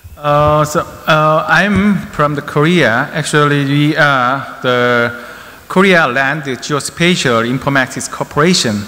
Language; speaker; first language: English; non-native, learner; Korean